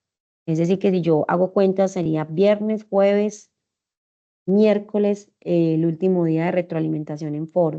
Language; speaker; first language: Spanish; native; Spanish